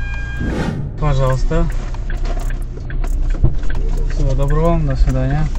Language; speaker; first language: Russian; non-native, local second language; Kyrgyz